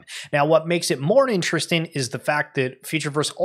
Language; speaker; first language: English; native; English